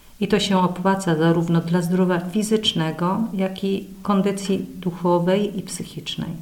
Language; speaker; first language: Polish; native; Polish